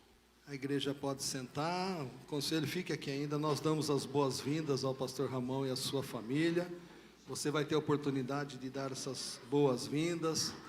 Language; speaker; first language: Portuguese; native; Portuguese